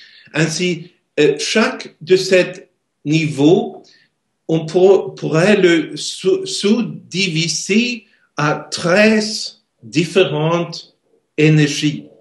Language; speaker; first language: French; non-native, learner; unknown